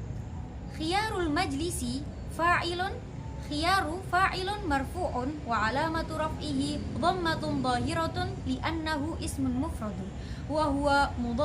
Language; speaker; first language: Arabic; non-native, learner; Indonesian